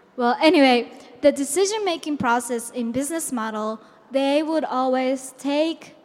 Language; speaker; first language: English; non-native, fluent; Japanese